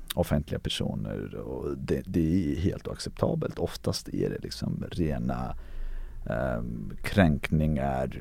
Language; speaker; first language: Swedish; early bilingual, other home language; Armenian